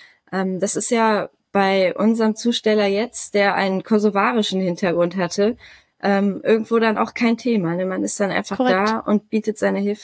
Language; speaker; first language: German; native; German